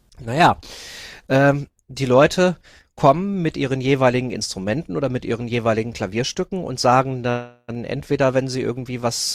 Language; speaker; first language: German; native; German